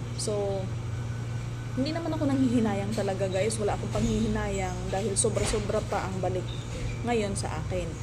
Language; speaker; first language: Filipino; non-native, local second language; Cebuano